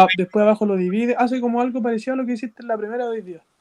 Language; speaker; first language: Spanish; native; Spanish